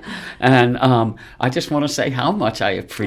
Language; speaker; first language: English; native; English